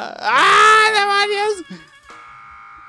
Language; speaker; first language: Spanish; native; Spanish